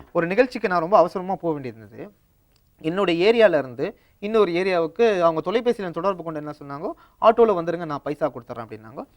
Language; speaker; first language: Tamil; native; Tamil